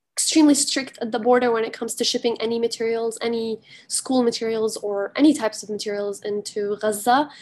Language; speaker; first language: English; early bilingual, heritage; Arabic